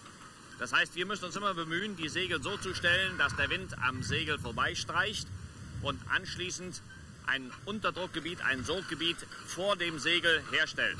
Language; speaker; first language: German; native; German